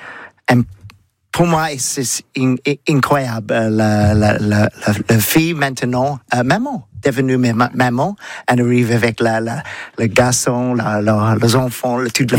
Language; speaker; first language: French; non-native, learner; English